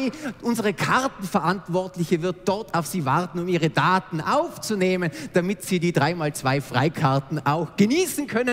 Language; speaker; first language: German; native; German